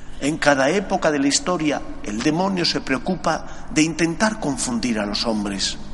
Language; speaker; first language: Spanish; native; Spanish